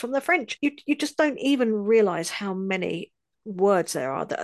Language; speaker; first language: English; native; English